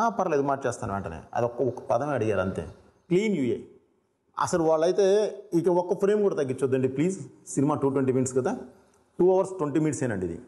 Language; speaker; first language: Telugu; native; Telugu